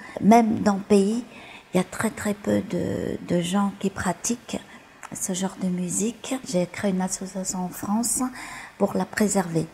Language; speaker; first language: French; early bilingual, other home language; Vietnamese